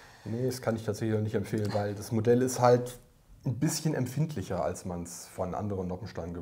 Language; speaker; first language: German; native; German